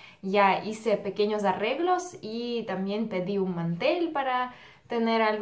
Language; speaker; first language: Spanish; non-native, fluent; Russian